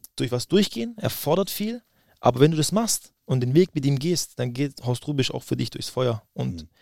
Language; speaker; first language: German; native; German